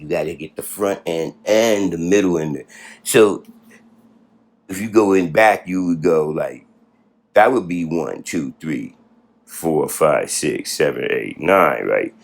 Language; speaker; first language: English; native; English